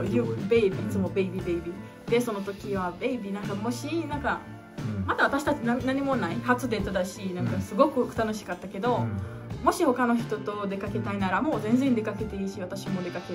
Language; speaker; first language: Japanese; non-native, learner; Portuguese